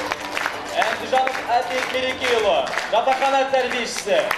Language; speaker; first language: Kazakh; native; Kazakh